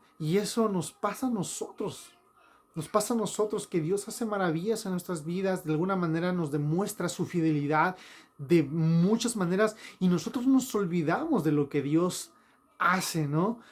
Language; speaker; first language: Spanish; native; Spanish